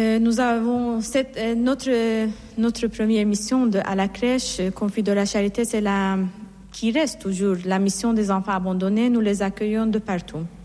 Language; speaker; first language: French; non-native, fluent; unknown